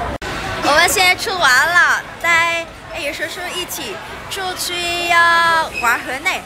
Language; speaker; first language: Chinese; non-native, fluent; Vietnamese